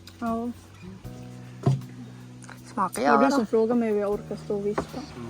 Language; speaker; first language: Swedish; native; Swedish